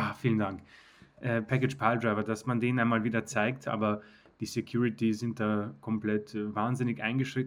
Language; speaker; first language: German; native; German